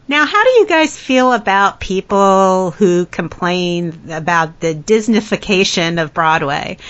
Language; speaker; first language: English; native; English